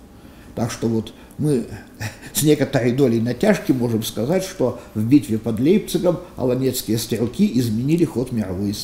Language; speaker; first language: Russian; native; Russian